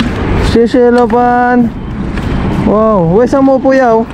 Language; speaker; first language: Chinese; non-native, learner; Filipino